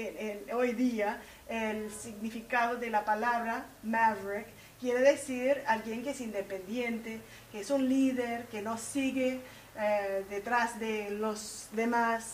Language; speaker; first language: Spanish; early bilingual, heritage; Spanish